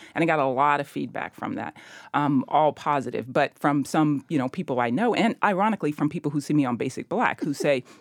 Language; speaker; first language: English; native; English